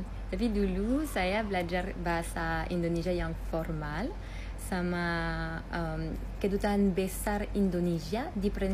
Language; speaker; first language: Indonesian; non-native, learner; French